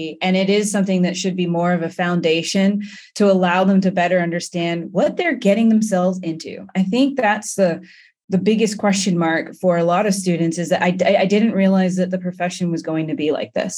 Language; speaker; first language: English; native; English